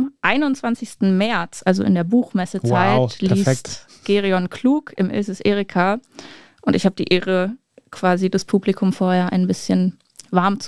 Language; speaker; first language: German; native; German